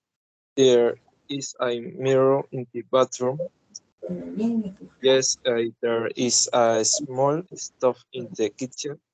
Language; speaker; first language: English; non-native, learner; Spanish